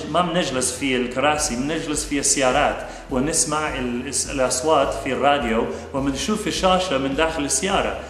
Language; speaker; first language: Arabic; non-native, fluent; English